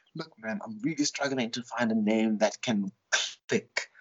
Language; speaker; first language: English; non-native, local second language; Tswana